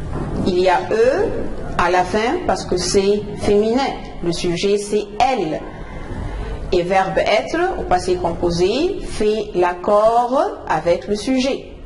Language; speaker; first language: French; non-native, fluent; Arabic